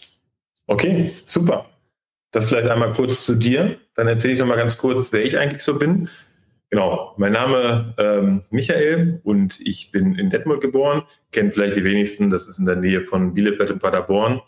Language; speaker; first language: German; native; German